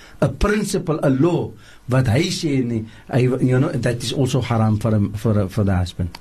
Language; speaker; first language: English; non-native, local second language; Afrikaans